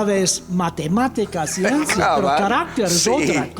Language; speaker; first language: Spanish; non-native, fluent; English